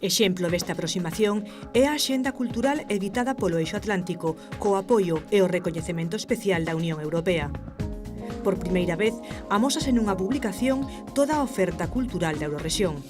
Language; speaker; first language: Galician; native; Galician